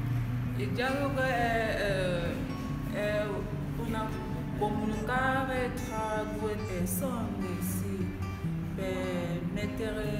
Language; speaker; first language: Italian; non-native, learner; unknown